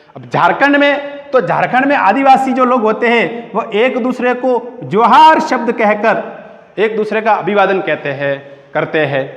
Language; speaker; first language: Hindi; native; Hindi